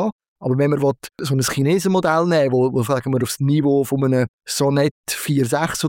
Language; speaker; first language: German; native; German